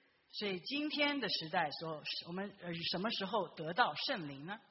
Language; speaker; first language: Chinese; native; Chinese